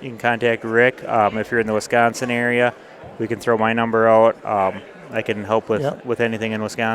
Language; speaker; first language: English; native; English